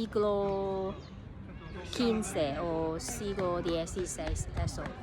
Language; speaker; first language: Spanish; non-native, learner; Cantonese